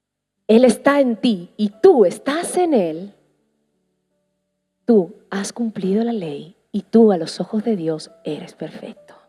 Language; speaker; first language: Spanish; native; Spanish